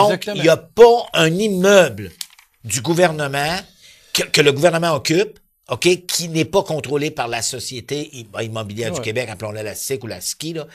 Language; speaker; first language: French; native; French